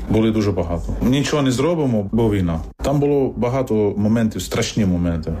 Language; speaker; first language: Ukrainian; non-native, fluent; Arabic